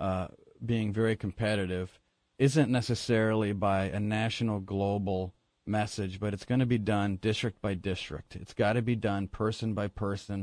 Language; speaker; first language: English; native; English